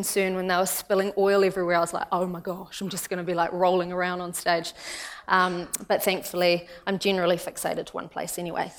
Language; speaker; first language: English; native; English